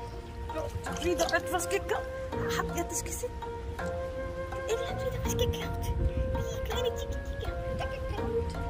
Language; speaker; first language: German; non-native, learner; Filipino